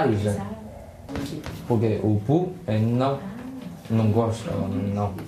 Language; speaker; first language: Portuguese; non-native, learner; Chinese